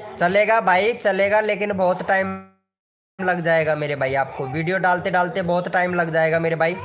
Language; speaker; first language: Hindi; native; Hindi